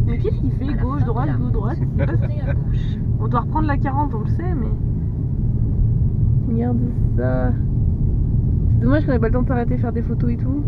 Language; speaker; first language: French; native; French